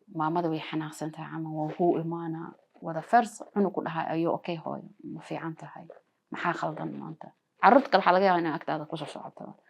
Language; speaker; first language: Somali; early bilingual, heritage; Somali